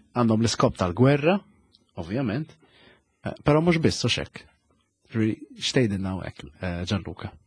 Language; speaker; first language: Maltese; native; Maltese